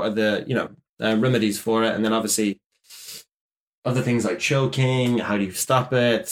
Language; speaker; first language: English; native; English